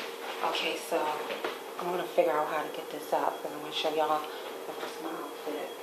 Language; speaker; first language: English; native; English